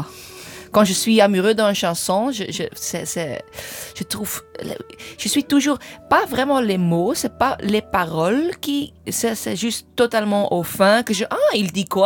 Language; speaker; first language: French; non-native, fluent; English